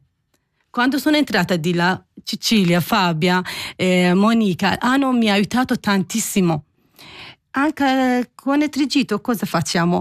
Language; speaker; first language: Italian; non-native, learner; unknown